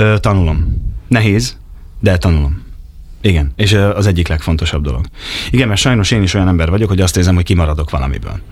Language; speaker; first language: Hungarian; native; Hungarian